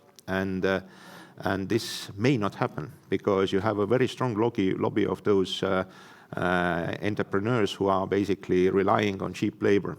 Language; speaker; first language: English; non-native, fluent; Estonian